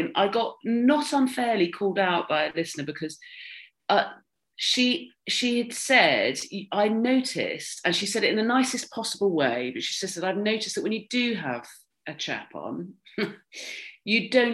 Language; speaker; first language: English; native; English